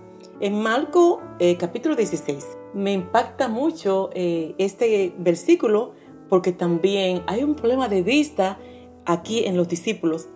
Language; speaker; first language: Spanish; native; Spanish